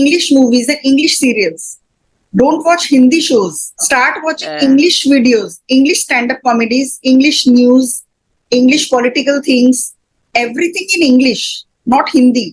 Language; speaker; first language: English; non-native, fluent; Hindi